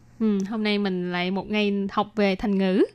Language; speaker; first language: Vietnamese; native; Vietnamese